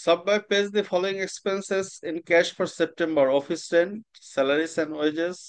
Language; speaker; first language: English; non-native, local second language; Bangla